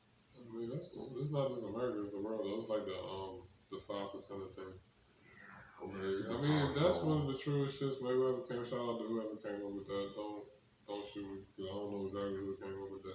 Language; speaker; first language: English; native; English